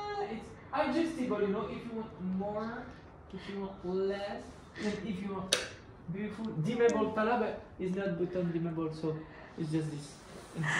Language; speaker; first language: English; non-native, learner; French